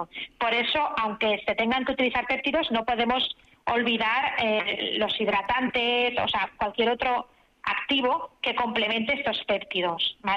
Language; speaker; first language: Spanish; native; Spanish